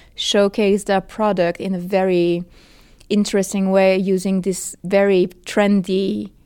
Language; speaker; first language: English; non-native, fluent; French